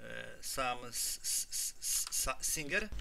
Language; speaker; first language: English; non-native, learner; Polish